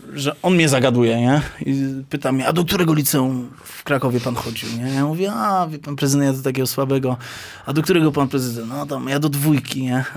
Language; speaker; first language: Polish; native; Polish